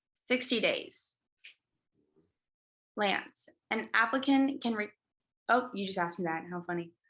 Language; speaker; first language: English; native; English